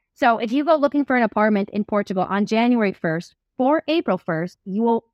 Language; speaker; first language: English; native; English